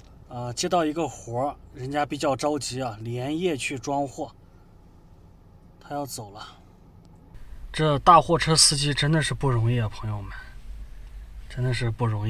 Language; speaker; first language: Chinese; native; Chinese